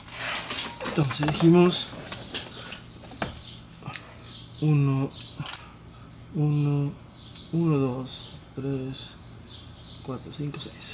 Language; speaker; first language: Spanish; native; Spanish